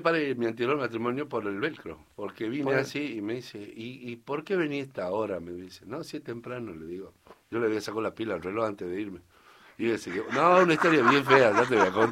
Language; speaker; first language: Spanish; native; Spanish